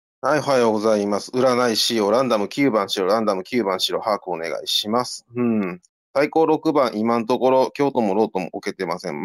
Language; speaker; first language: Japanese; native; Japanese